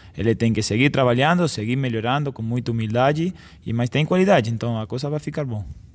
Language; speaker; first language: Portuguese; non-native, fluent; Spanish